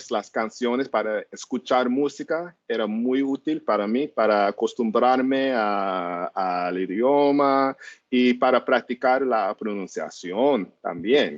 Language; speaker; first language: Spanish; non-native, learner; English